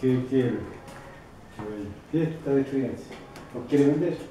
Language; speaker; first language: Spanish; native; Spanish